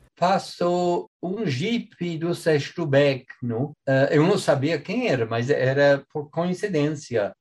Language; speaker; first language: Portuguese; non-native, fluent; English